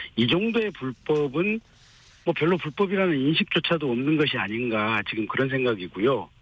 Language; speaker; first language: Korean; native; Korean